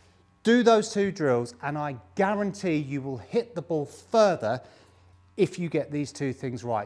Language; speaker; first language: English; native; English